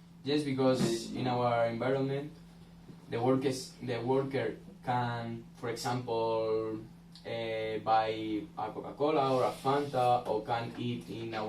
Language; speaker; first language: English; non-native, learner; Spanish